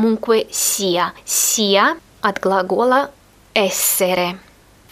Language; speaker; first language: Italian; non-native, fluent; Russian